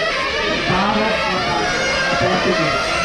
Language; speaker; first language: Italian; native; Italian